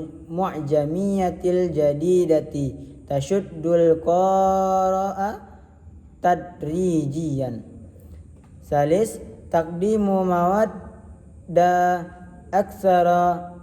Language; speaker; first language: Arabic; non-native, learner; Indonesian